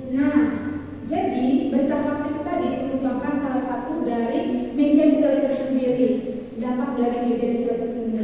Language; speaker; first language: Indonesian; native; Indonesian